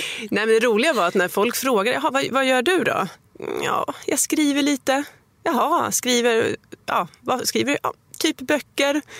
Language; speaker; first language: Swedish; native; Swedish